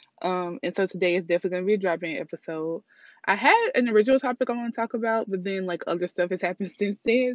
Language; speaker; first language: English; native; English